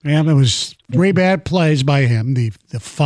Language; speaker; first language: English; native; English